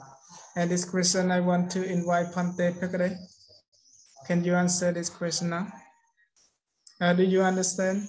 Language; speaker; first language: English; non-native, learner; Khmer